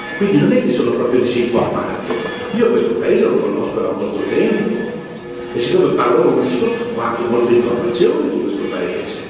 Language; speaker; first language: Italian; native; Italian